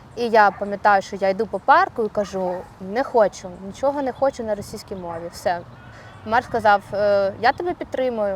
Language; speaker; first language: Ukrainian; non-native, local second language; Russian